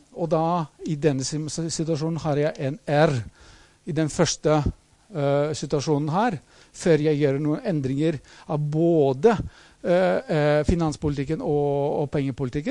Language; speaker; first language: Norwegian; non-native, fluent; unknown